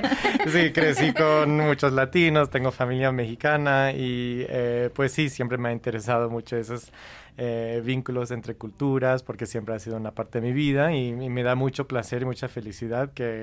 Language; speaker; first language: Spanish; non-native, fluent; English